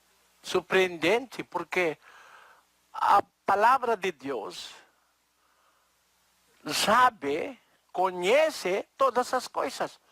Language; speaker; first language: Portuguese; non-native, learner; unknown